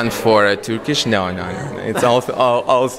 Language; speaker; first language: English; non-native, learner; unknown